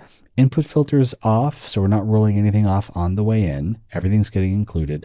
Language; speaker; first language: English; native; English